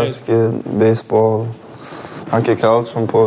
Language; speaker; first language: Italian; non-native, learner; English